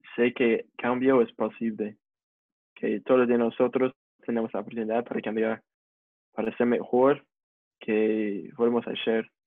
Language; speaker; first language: Spanish; non-native, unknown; English